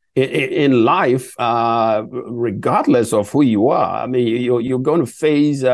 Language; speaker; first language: English; non-native, local second language; Akan